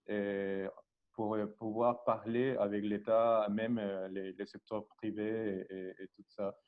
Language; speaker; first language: French; non-native, learner; Spanish